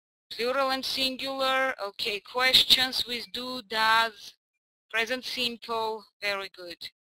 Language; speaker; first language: English; non-native, fluent; Armenian